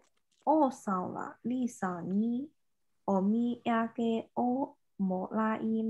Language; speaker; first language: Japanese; non-native, fluent; Chinese